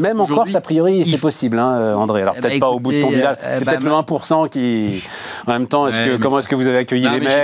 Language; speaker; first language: French; native; French